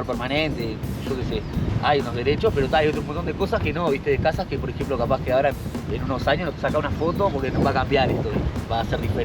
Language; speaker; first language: Spanish; native; Spanish